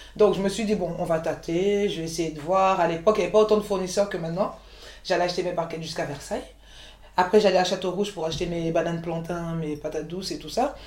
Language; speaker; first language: French; early bilingual, other home language; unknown